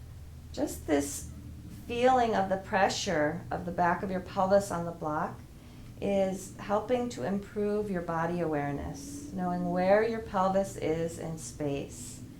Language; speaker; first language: English; native; English